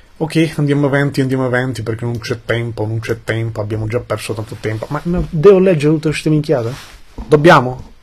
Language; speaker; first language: Italian; early bilingual, other home language; Albanian